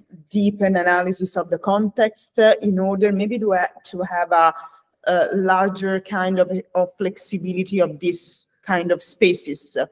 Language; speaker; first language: English; non-native, fluent; Italian